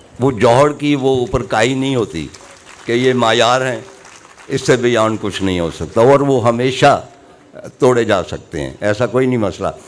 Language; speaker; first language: Urdu; non-native, local second language; Punjabi